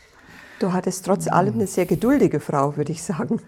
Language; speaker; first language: German; native; German